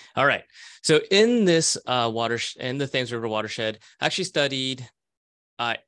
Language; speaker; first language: English; native; English